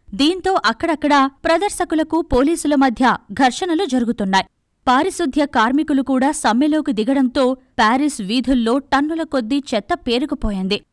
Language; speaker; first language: Telugu; native; Telugu